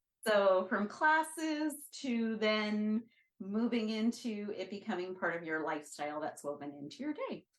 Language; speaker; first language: English; native; English